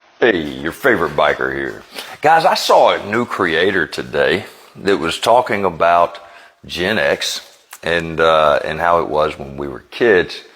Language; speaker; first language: English; native; English